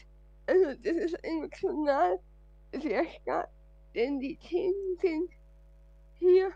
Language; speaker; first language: German; non-native, fluent; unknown